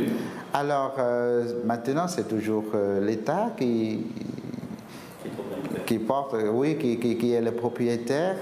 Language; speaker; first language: French; non-native, fluent; Vietnamese